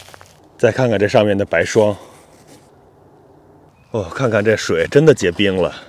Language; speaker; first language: Chinese; native; Chinese